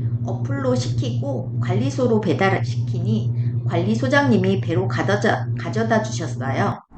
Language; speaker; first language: Korean; native; Korean